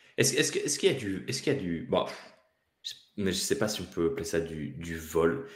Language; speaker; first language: French; native; French